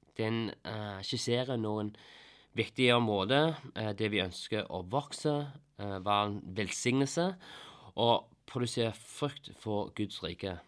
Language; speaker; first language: Norwegian; non-native, fluent; English